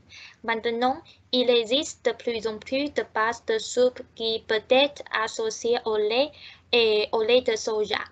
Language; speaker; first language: French; non-native, learner; Chinese